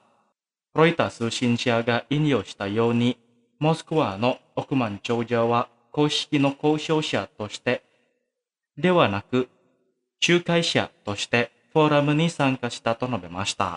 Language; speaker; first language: Japanese; non-native, fluent; Indonesian